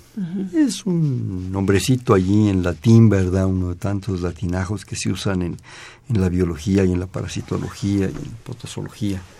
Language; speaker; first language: Spanish; native; Spanish